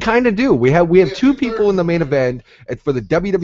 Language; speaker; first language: English; native; English